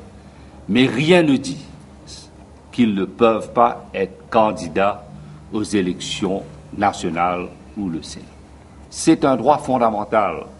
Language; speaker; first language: French; non-native, local second language; Morisyen